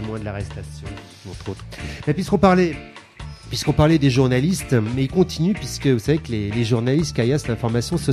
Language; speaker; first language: French; native; French